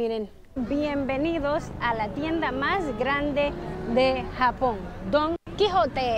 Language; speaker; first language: Spanish; early bilingual, heritage; Spanish